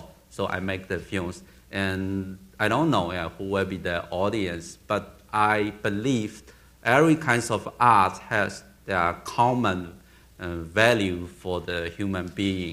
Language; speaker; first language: English; non-native, learner; Chinese